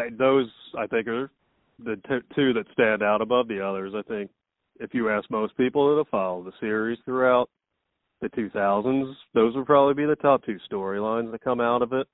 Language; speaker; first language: English; native; English